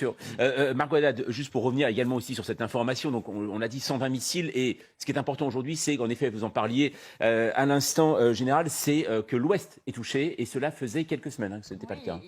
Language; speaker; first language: French; native; French